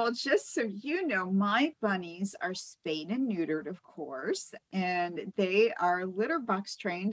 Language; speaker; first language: English; native; English